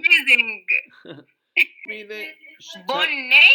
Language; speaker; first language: English; non-native, learner; Arabic